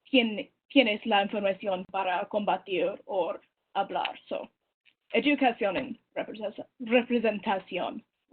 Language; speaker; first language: Spanish; non-native, learner; English